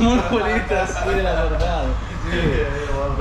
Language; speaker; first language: Spanish; non-native, learner; Arabic